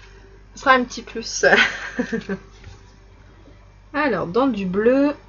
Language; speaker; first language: French; native; French